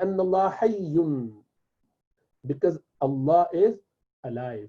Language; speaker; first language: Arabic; non-native, fluent; Urdu